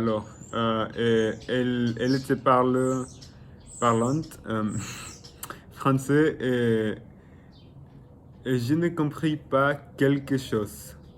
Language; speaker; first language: French; non-native, learner; Spanish